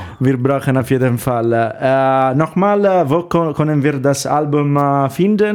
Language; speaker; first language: German; non-native, learner; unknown